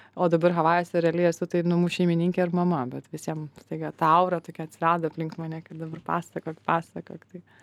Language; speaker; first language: Lithuanian; native; Lithuanian